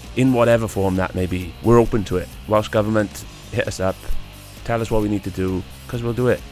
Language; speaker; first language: English; native; English